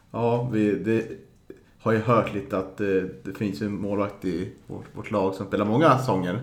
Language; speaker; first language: Swedish; native; Swedish